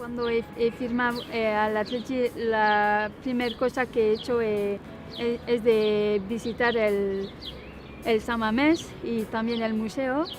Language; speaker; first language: Spanish; non-native, fluent; French